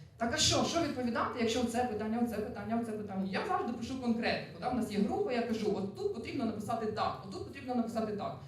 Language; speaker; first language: Ukrainian; non-native, local second language; Russian